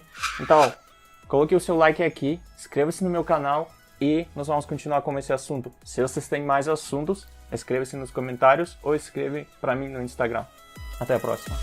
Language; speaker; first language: Portuguese; non-native, fluent; Russian